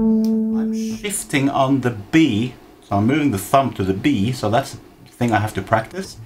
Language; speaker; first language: English; non-native, fluent; Norwegian